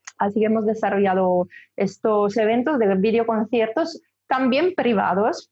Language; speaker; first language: Spanish; non-native, fluent; Italian